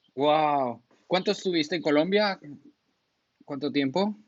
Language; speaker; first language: Spanish; native; Spanish